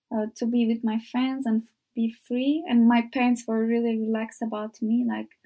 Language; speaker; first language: English; non-native, learner; Turkish